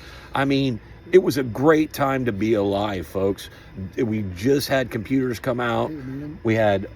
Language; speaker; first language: English; native; English